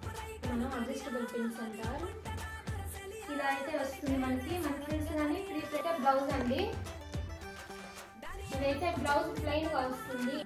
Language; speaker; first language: Telugu; native; Telugu